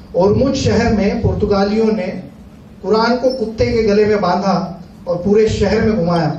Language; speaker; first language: Hindi; non-native, local second language; Marathi